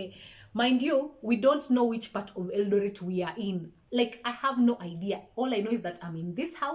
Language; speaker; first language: English; non-native, local second language; Swahili